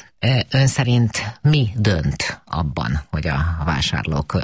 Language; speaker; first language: Hungarian; native; Hungarian